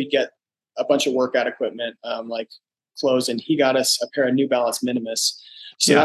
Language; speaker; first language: English; native; English